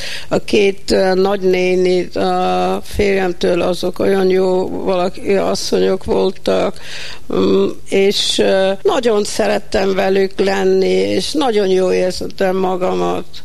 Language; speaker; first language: Hungarian; early bilingual, heritage; Hungarian